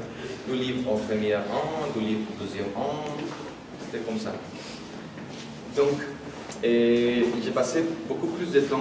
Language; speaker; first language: French; non-native, fluent; Spanish